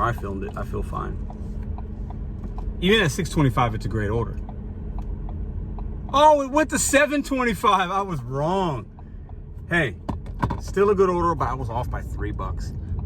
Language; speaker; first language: English; native; English